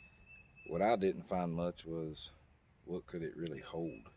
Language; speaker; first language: English; native; English